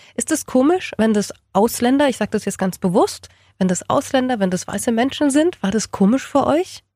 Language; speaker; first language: German; native; German